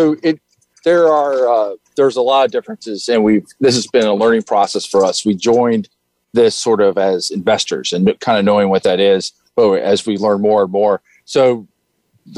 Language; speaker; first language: English; native; English